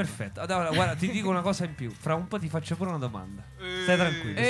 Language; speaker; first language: Italian; native; Italian